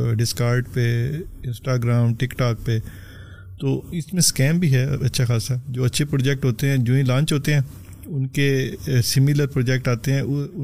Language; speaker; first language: Urdu; non-native, local second language; Punjabi